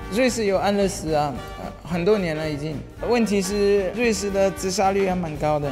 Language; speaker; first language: Chinese; non-native, fluent; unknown